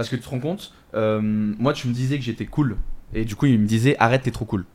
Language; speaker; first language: French; native; French